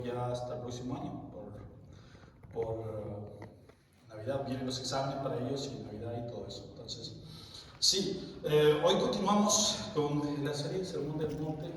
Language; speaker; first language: Spanish; native; Spanish